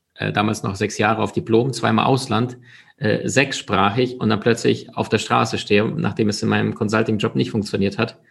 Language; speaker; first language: German; early bilingual, other home language; Russian